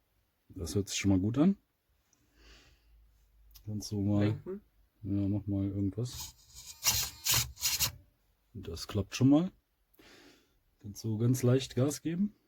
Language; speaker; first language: German; native; German